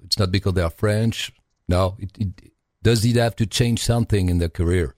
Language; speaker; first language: English; non-native, fluent; French